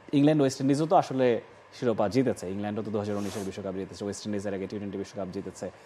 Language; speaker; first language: Bangla; native; Bangla